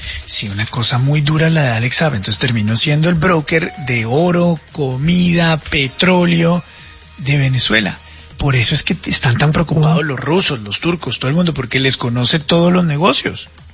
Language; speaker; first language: Spanish; native; Spanish